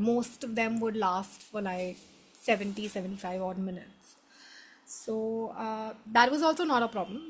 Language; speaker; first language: English; non-native, local second language; Hindi